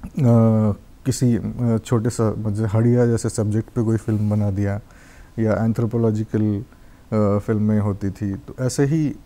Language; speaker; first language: Hindi; non-native, local second language; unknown